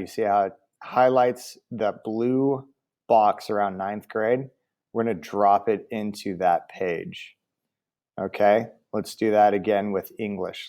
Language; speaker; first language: English; native; English